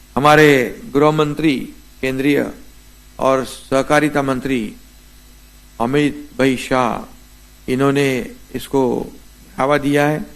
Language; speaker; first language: Hindi; non-native, local second language; Marathi